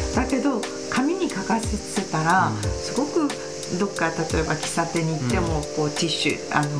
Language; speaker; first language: Japanese; native; Japanese